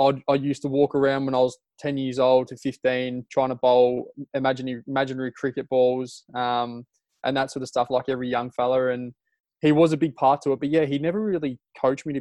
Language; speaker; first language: English; native; English